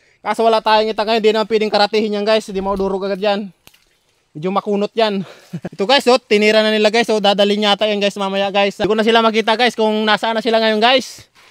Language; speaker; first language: Filipino; non-native, local second language; Bikol